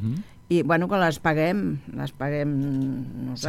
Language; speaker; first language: Catalan; non-native, local second language; Spanish